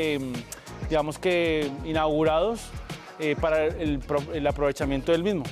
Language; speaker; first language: Spanish; native; Spanish